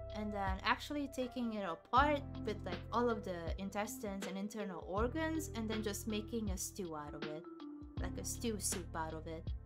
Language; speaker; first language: English; non-native, fluent; Hungarian